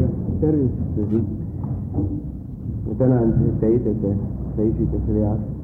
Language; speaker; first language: Estonian; early bilingual, heritage; Estonian